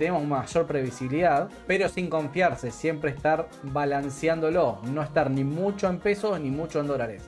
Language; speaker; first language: Spanish; native; Spanish